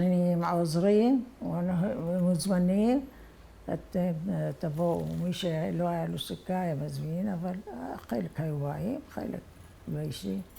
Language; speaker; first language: Hebrew; non-native, fluent; Arabic